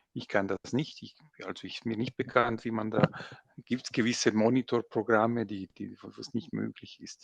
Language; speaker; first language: German; non-native, local second language; French